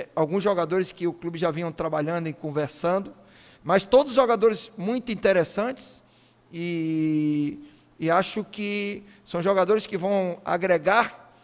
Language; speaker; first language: Portuguese; native; Portuguese